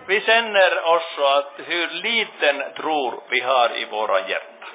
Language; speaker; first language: Swedish; non-native, local second language; Finnish